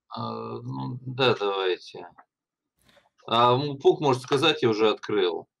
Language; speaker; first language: Russian; native; Russian